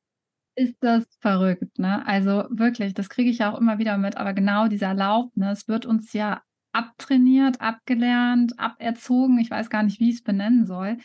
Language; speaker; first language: German; native; German